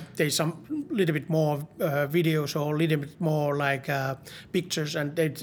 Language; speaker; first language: English; non-native, learner; Finnish